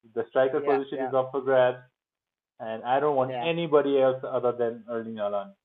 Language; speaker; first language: English; non-native, local second language; Nepali